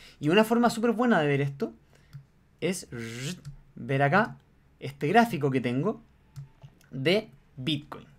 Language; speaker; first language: Spanish; native; Spanish